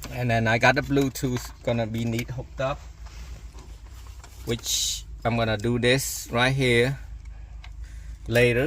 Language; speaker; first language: English; non-native, local second language; Khmer